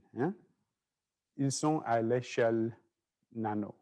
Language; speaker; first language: French; non-native, fluent; English